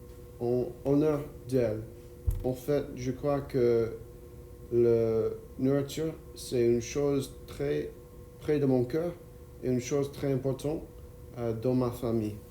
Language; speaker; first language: French; non-native, learner; English